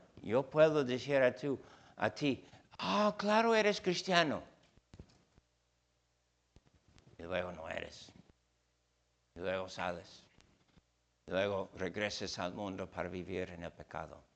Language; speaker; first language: Spanish; non-native, fluent; English